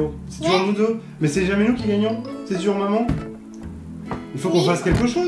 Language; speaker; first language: French; native; French